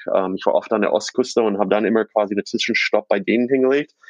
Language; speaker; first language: German; non-native, fluent; English